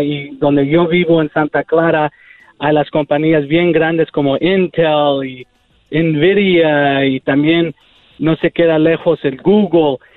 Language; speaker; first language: Spanish; early bilingual, heritage; Spanish